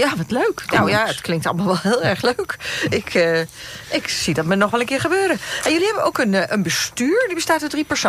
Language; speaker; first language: Dutch; native; Dutch